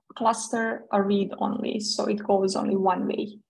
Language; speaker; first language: English; non-native, fluent; Serbian